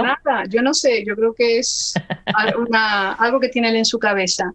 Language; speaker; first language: Spanish; native; Spanish